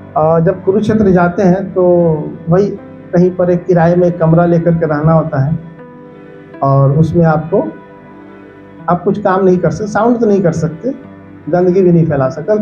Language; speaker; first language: Hindi; native; Hindi